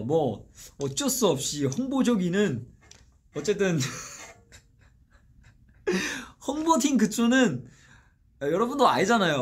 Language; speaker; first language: Korean; non-native, fluent; Chinese